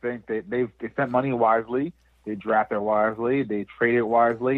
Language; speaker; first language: English; native; English